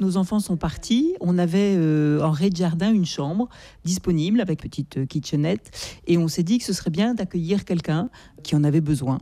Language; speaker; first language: French; native; French